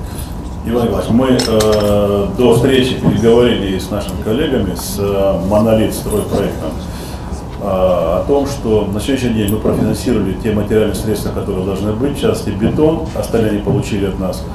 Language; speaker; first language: Russian; native; Russian